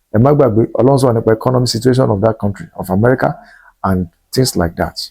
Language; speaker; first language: English; non-native, local second language; Yoruba